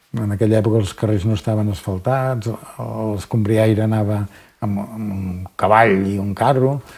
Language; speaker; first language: Catalan; native; Catalan